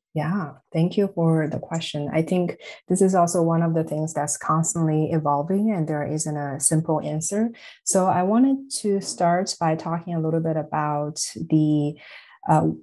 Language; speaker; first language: English; non-native, fluent; Chinese